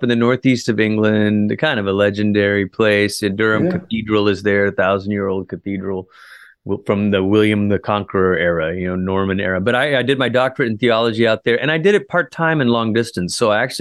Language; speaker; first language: English; native; English